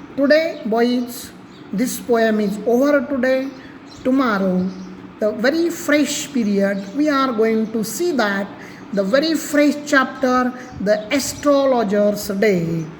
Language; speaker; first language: English; non-native, local second language; Marathi